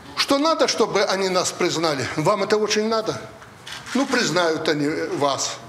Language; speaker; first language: Russian; native; Russian